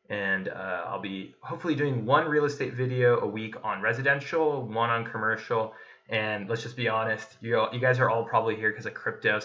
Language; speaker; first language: English; native; English